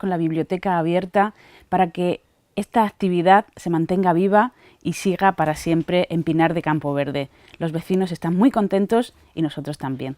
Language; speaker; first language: Spanish; native; Spanish